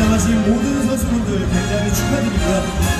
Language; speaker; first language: Korean; native; Korean